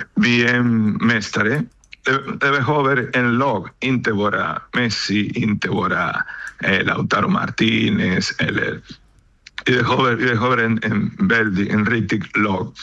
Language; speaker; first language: Swedish; non-native, learner; Spanish